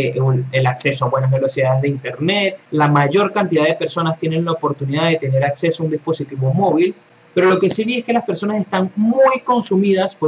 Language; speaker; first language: Spanish; native; Spanish